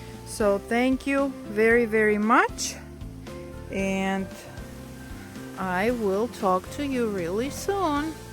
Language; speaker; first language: English; non-native, fluent; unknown